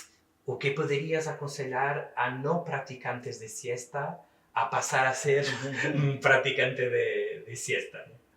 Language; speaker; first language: Spanish; non-native, fluent; Portuguese